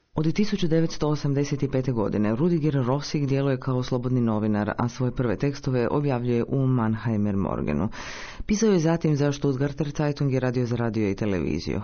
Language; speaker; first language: Croatian; native; Croatian